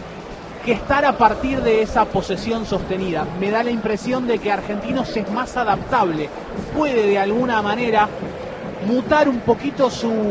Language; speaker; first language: Spanish; native; Spanish